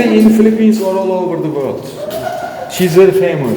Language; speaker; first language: English; non-native, learner; Turkish